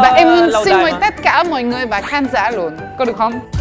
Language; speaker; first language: Vietnamese; non-native, learner; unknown